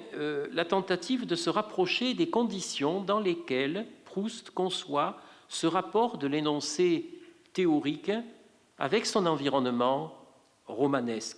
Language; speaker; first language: French; native; French